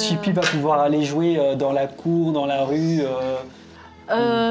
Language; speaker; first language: French; native; French